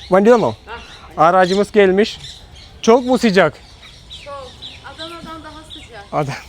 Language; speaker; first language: Turkish; non-native, fluent; Hindi